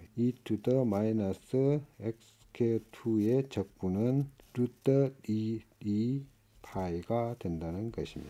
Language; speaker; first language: Korean; native; Korean